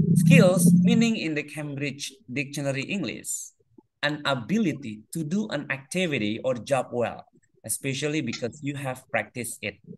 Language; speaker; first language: English; non-native, fluent; Indonesian